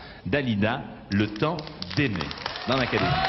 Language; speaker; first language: French; native; French